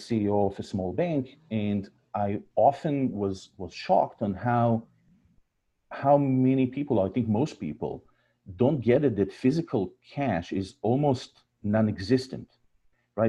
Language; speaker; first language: English; non-native, fluent; Hebrew